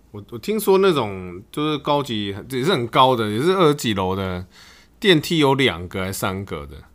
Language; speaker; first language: Chinese; native; Chinese